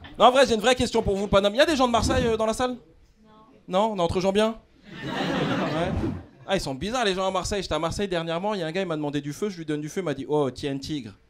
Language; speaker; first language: French; native; French